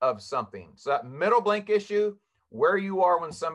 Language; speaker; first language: English; native; English